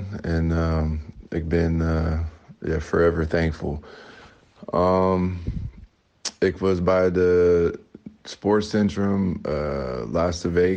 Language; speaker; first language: Dutch; non-native, learner; English